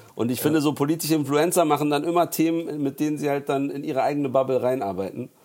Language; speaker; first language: German; early bilingual, other home language; Turkish